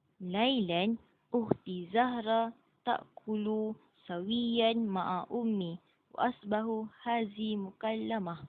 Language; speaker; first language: Arabic; non-native, learner; Malay